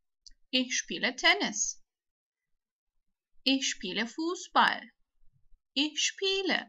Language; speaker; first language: German; non-native, fluent; Turkish